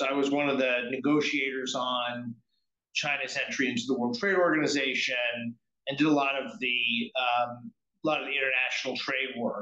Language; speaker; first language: English; native; English